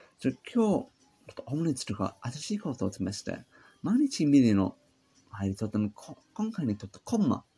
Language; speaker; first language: Japanese; non-native, learner; English